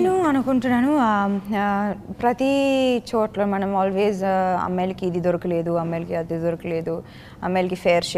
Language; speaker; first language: Telugu; non-native, fluent; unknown